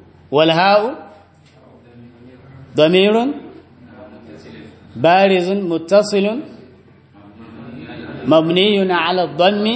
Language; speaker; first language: Arabic; non-native, fluent; Hausa